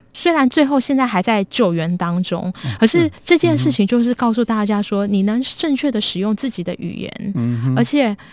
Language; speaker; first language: Chinese; non-native, local second language; Min Nan Chinese